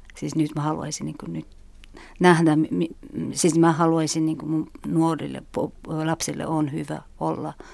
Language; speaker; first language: Finnish; non-native, fluent; Uzbek